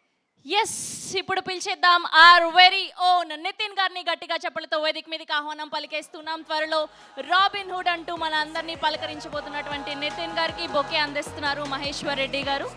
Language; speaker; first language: Telugu; native; Telugu